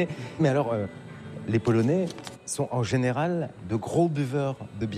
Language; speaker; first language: French; native; French